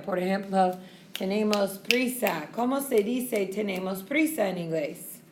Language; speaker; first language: Spanish; non-native, fluent; English